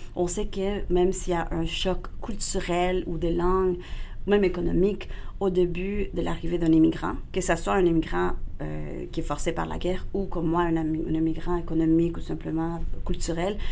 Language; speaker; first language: French; non-native, fluent; Spanish